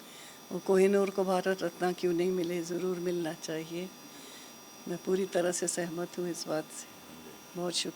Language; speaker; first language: Hindi; native; Hindi